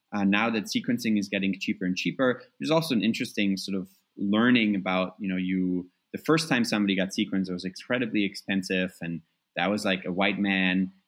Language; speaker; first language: English; non-native, fluent; German